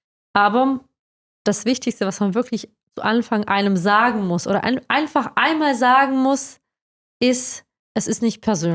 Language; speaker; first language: German; native; German